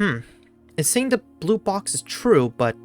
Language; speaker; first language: English; native; English